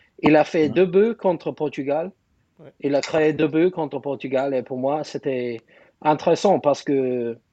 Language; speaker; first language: French; non-native, fluent; English